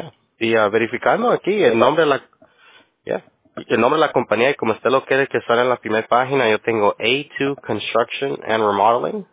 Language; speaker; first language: Spanish; early bilingual, heritage; Spanish